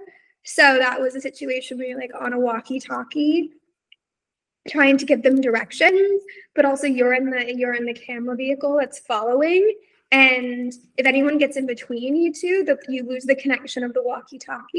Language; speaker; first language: English; native; English